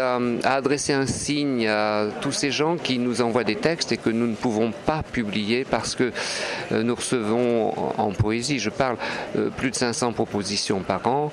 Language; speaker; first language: French; native; French